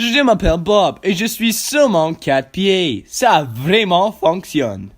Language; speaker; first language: French; non-native, learner; English